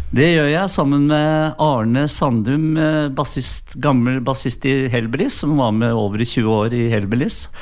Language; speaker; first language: Norwegian; native; Norwegian